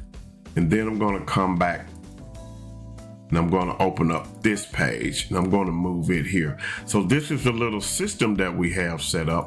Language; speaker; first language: English; native; English